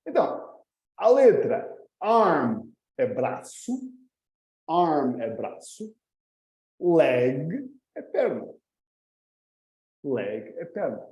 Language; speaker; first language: Portuguese; early bilingual, heritage; Portuguese